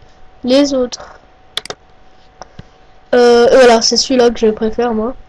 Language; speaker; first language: French; native; French